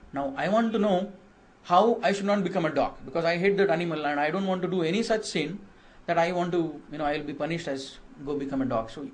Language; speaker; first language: English; non-native, local second language; Kannada